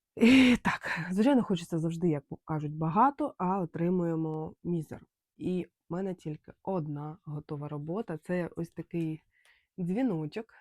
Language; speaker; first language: Ukrainian; non-native, local second language; Russian